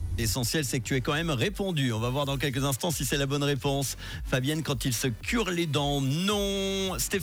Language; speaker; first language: French; native; French